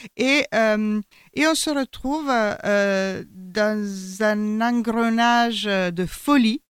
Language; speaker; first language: French; non-native, fluent; Italian